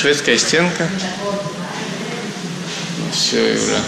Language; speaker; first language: Russian; native; Russian